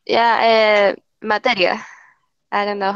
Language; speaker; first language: English; non-native, learner; Spanish